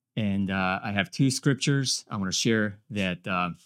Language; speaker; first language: English; non-native, fluent; Japanese